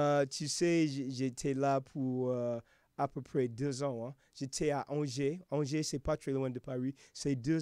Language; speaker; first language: French; non-native, fluent; English